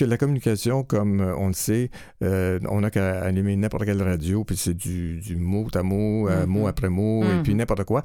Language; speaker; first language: French; native; French